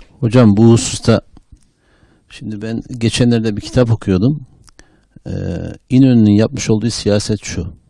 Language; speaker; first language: Turkish; native; Turkish